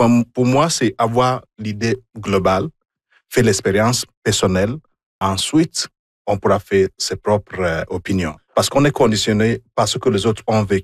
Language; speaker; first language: French; non-native, fluent; Igbo